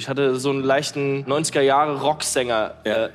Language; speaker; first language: German; native; German